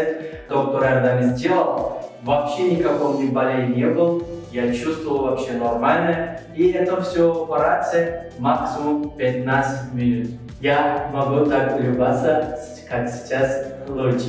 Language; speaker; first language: Russian; non-native, learner; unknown